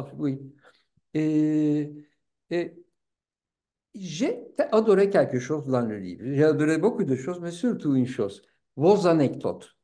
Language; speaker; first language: French; non-native, fluent; Turkish